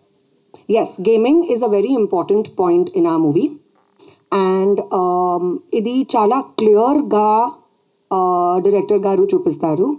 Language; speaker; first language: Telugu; non-native, fluent; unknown